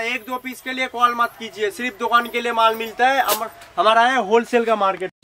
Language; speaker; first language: Hindi; non-native, local second language; Bangla